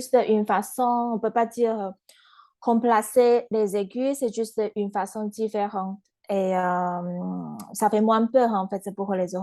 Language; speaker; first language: French; non-native, fluent; Chinese